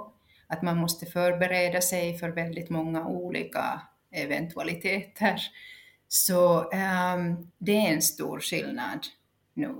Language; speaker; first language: Swedish; non-native, local second language; Finnish